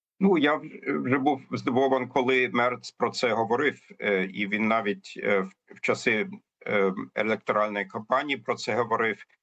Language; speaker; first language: Ukrainian; non-native, fluent; German